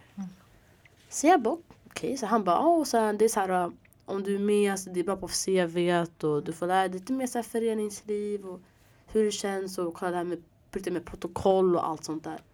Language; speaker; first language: Swedish; early bilingual, other home language; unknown